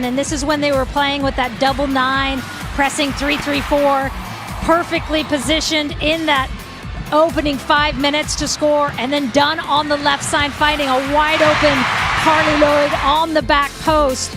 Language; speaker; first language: English; native; English